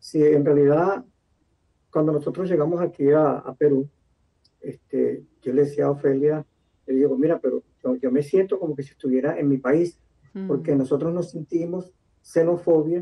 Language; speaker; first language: Spanish; native; Spanish